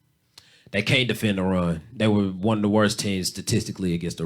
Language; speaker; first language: English; native; English